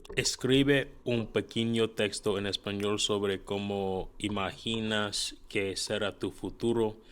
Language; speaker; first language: Spanish; non-native, learner; English